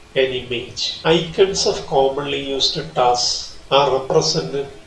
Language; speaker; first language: English; non-native, local second language; Malayalam